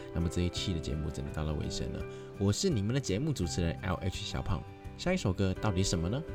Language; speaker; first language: Chinese; non-native, local second language; Cantonese